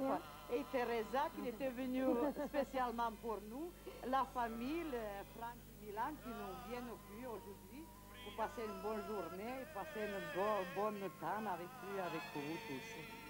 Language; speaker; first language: French; non-native, learner; Serbian